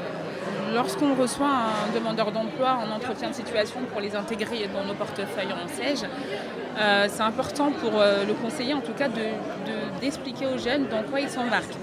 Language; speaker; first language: French; native; French